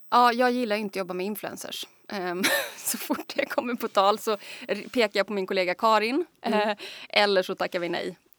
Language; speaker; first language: Swedish; native; Swedish